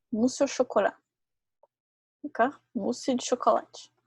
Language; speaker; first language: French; non-native, fluent; Portuguese